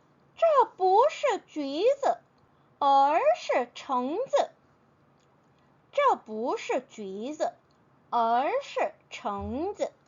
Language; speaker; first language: Chinese; non-native, fluent; Korean